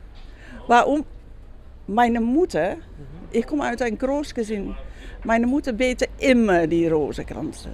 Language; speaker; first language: German; non-native, learner; Dutch